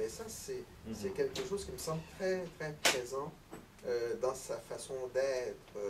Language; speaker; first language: French; native; French